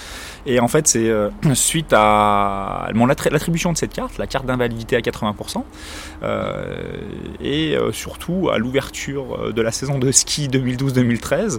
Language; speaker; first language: French; native; French